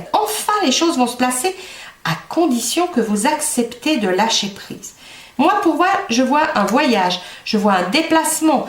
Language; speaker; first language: French; native; French